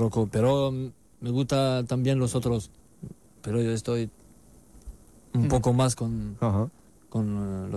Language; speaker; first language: Spanish; non-native, learner; French